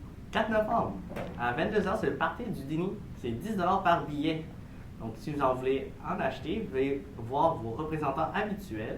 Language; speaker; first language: French; native; French